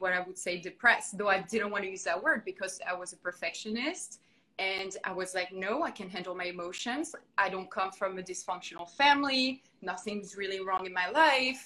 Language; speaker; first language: English; non-native, fluent; French